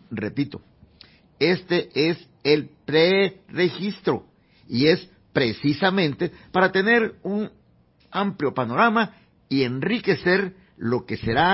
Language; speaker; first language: Spanish; native; Spanish